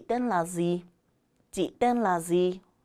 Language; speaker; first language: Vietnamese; non-native, learner; Korean